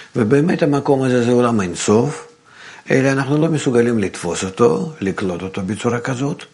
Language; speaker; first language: Hebrew; non-native, fluent; Russian